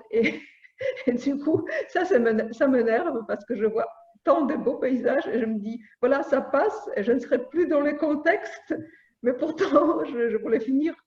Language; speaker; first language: French; non-native, fluent; Polish